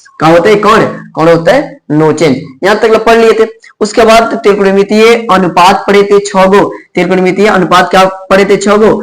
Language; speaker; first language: Hindi; native; Hindi